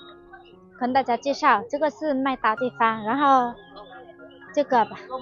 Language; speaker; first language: Chinese; non-native, fluent; Vietnamese